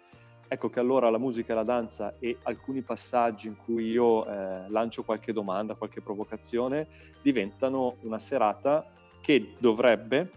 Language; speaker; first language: Italian; native; Italian